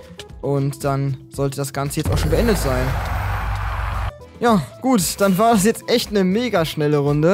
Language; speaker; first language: German; native; German